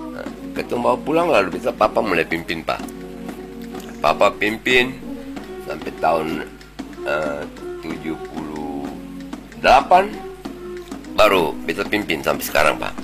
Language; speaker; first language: Indonesian; non-native, local second language; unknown